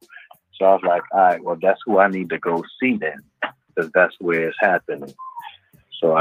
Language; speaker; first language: English; native; English